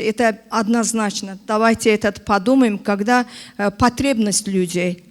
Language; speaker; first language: Russian; non-native, learner; Azerbaijani